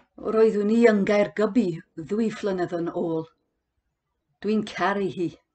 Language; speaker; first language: Welsh; non-native, learner; English